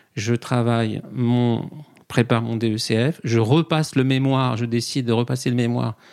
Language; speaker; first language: French; native; French